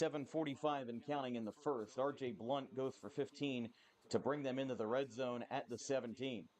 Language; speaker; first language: English; native; English